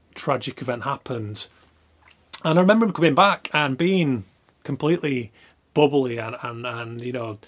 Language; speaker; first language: English; native; English